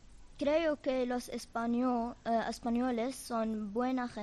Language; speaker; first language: Spanish; non-native, learner; Arabic